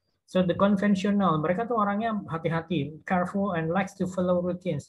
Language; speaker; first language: English; non-native, fluent; Indonesian